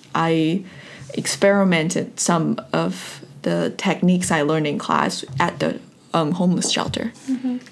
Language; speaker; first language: English; non-native, fluent; Chinese